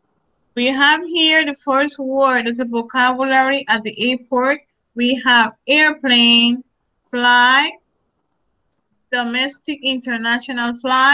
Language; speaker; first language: English; non-native, learner; Spanish